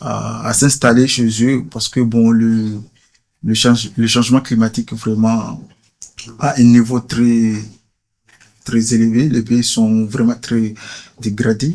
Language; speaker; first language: French; non-native, fluent; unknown